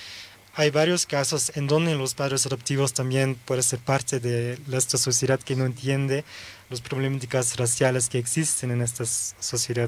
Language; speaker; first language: Spanish; early bilingual, heritage; Dutch